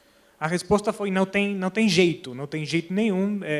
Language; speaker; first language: Portuguese; non-native, fluent; Spanish